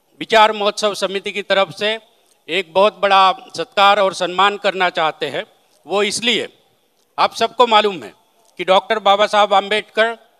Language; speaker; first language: Hindi; non-native, local second language; Marathi